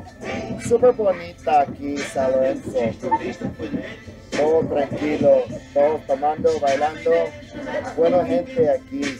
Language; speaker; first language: Spanish; early bilingual, heritage; English